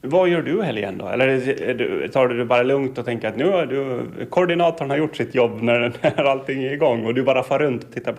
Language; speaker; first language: Swedish; native; Swedish